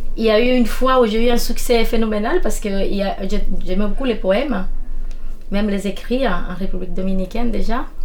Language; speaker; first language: French; non-native, fluent; Spanish